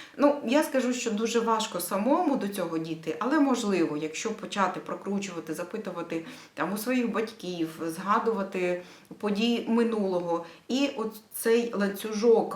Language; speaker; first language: Ukrainian; native; Ukrainian